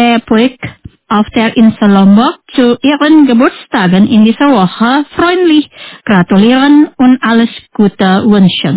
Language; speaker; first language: German; non-native, fluent; Indonesian